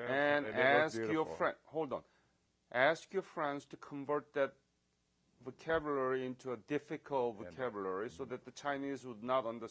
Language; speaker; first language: English; non-native, fluent; Korean